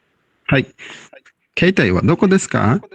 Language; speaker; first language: Japanese; non-native, learner; Bangla